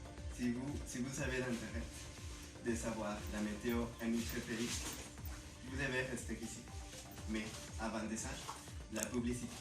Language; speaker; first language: French; non-native, learner; Spanish